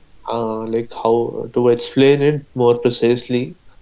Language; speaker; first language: English; non-native, local second language; Malayalam